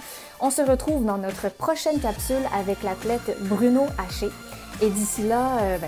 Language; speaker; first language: French; native; French